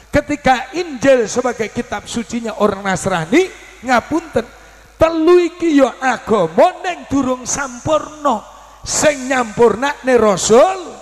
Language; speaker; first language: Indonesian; non-native, local second language; Javanese